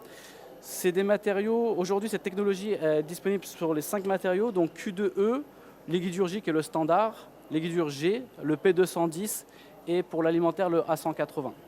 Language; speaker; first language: French; native; French